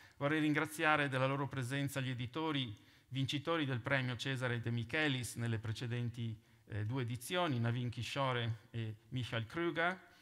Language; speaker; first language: Italian; native; Italian